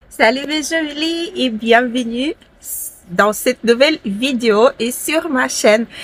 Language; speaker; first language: French; non-native, fluent; Ukrainian